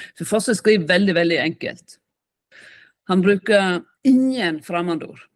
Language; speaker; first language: Norwegian; native; Norwegian